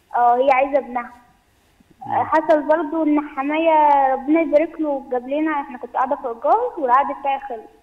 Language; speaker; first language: Arabic; native; Arabic